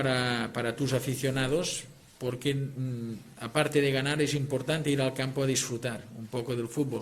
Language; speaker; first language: Spanish; non-native, local second language; Catalan